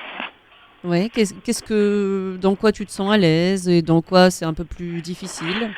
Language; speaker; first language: French; native; French